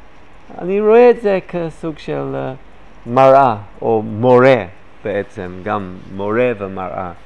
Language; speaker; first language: Hebrew; non-native, fluent; English